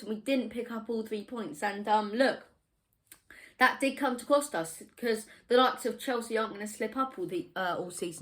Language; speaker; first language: English; native; English